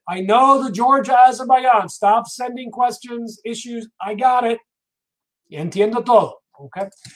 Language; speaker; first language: English; native; English